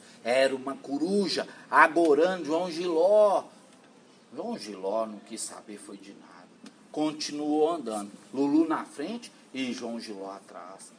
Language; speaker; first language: Portuguese; native; Portuguese